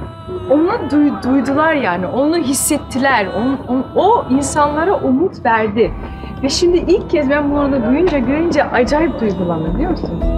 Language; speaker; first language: Turkish; early bilingual, heritage; Turkish